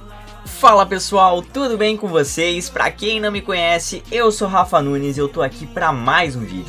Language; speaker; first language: Portuguese; native; Portuguese